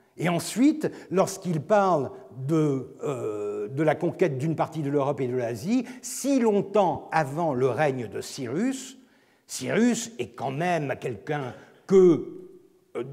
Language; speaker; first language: French; non-native, fluent; Turkish